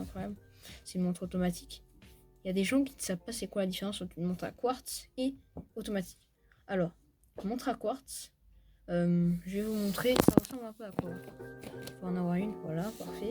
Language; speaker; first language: French; native; French